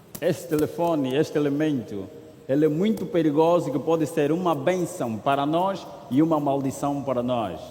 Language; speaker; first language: Portuguese; native; Portuguese